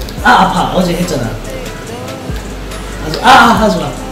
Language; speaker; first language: Korean; non-native, fluent; Cantonese